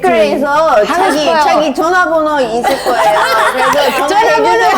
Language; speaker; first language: Korean; non-native, learner; English